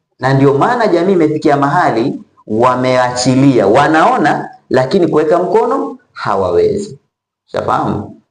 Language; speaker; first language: Swahili; native; Swahili